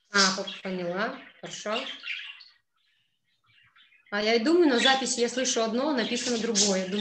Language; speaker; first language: Russian; native; Russian